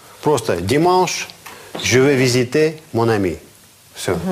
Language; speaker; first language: French; non-native, fluent; Russian